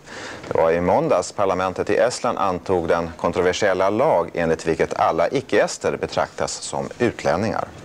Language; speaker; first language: Swedish; native; Swedish